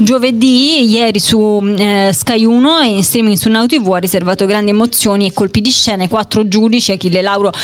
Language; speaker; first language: Italian; native; Italian